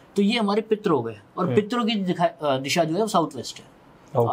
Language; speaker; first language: Hindi; native; Hindi